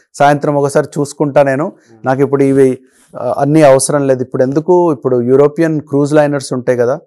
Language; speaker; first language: Telugu; native; Telugu